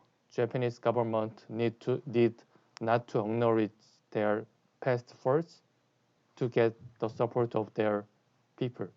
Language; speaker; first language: English; non-native, learner; Korean